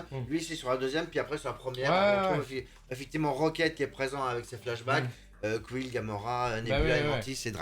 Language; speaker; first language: French; native; French